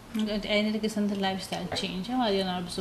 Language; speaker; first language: Dutch; non-native, local second language; Papiamento